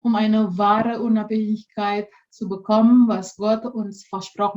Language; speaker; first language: German; non-native, fluent; Indonesian